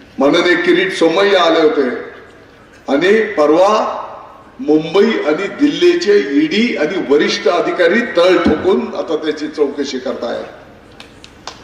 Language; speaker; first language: Marathi; native; Marathi